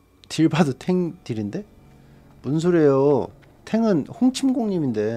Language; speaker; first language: Korean; native; Korean